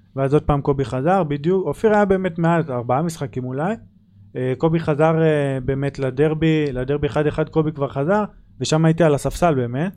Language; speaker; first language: Hebrew; native; Hebrew